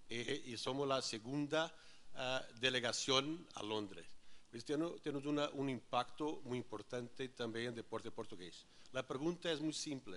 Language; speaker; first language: Spanish; non-native, learner; Portuguese